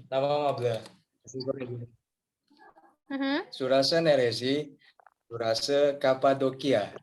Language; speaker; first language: Turkish; non-native, learner; Indonesian